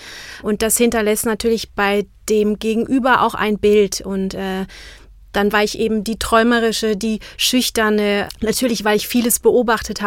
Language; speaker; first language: German; non-native, fluent; Czech